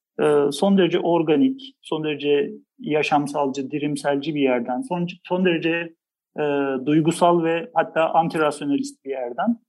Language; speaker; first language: Turkish; native; Turkish